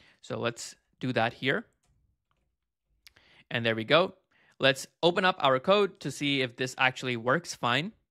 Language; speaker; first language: English; native; English